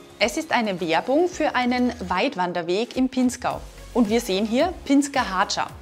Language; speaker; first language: German; native; German